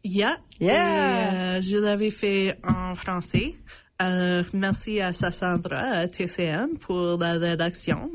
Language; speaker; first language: French; non-native, local second language; English